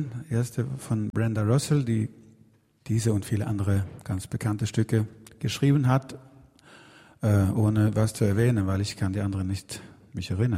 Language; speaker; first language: German; non-native, fluent; Swedish